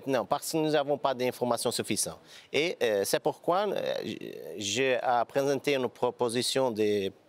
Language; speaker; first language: French; non-native, learner; Portuguese